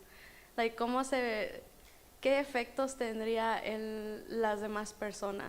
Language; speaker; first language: Spanish; early bilingual, heritage; Spanish